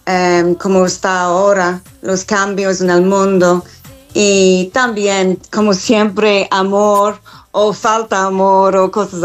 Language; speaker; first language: Spanish; non-native, fluent; English